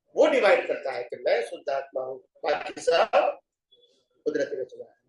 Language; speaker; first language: Hindi; non-native, local second language; Gujarati